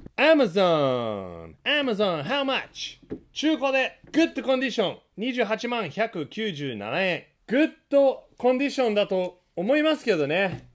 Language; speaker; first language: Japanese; non-native, fluent; English